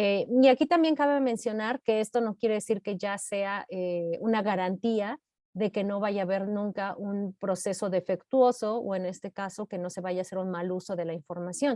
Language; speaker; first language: Spanish; native; Spanish